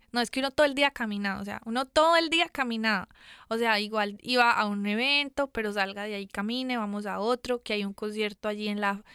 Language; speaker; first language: Spanish; native; Spanish